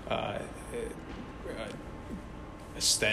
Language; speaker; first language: English; early bilingual, other home language; Ukrainian